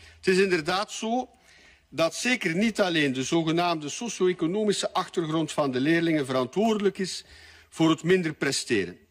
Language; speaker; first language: Dutch; native; Dutch